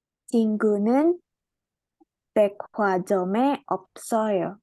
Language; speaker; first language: Korean; non-native, learner; Indonesian